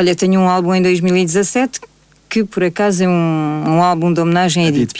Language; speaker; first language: Portuguese; native; Portuguese